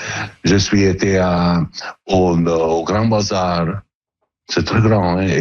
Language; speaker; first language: French; non-native, learner; Italian